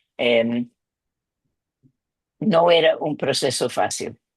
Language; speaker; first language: Spanish; non-native, fluent; English